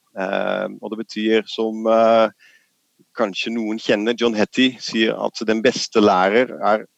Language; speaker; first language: Norwegian; non-native, fluent; Dutch